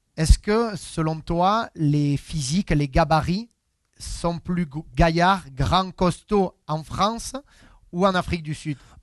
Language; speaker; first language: French; native; French